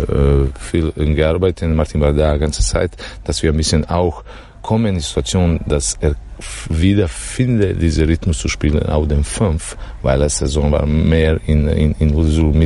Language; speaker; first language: German; non-native, learner; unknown